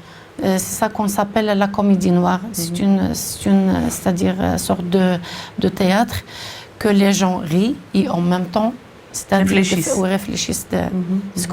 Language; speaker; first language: French; non-native, local second language; Arabic